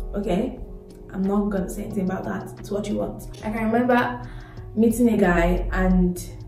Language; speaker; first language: English; non-native, local second language; Yoruba